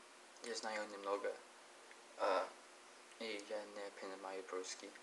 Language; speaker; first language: Russian; non-native, learner; English